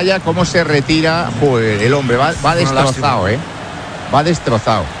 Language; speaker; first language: Spanish; native; Spanish